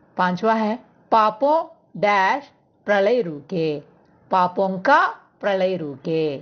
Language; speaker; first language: Hindi; non-native, local second language; Telugu